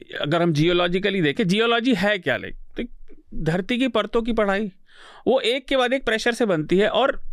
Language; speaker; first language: Hindi; native; Hindi